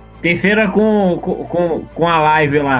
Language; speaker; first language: Portuguese; native; Portuguese